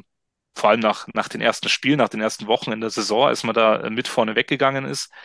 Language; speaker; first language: German; native; German